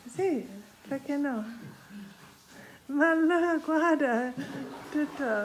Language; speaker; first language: Italian; non-native, learner; English